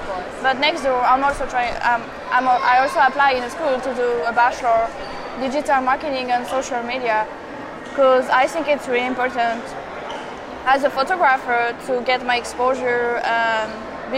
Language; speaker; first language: English; non-native, fluent; French